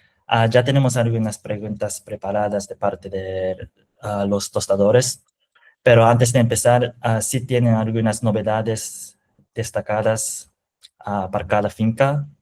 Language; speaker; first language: Spanish; non-native, fluent; Japanese